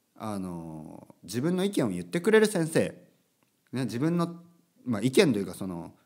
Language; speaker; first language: Japanese; native; Japanese